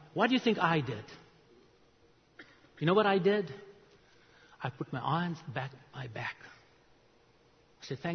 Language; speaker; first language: English; non-native, local second language; Afrikaans